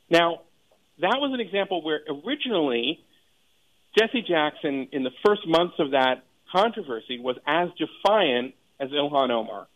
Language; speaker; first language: English; native; English